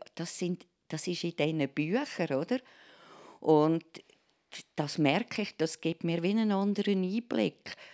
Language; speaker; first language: German; native; German